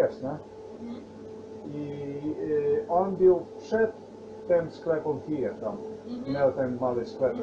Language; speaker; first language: Polish; non-native, learner; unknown